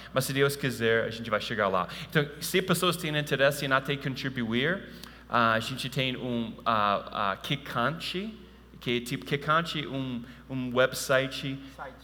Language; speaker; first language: Portuguese; non-native, fluent; English